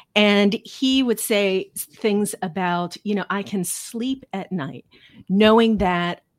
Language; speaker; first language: English; native; English